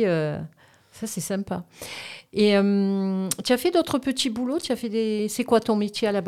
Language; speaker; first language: French; native; French